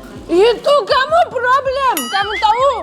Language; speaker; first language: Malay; non-native, learner; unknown